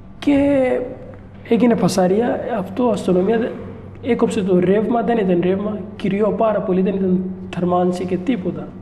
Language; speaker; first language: Greek; non-native, learner; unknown